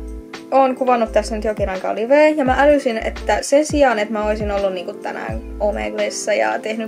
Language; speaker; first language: Finnish; native; Finnish